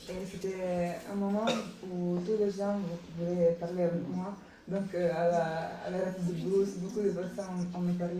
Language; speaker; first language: French; non-native, learner; Italian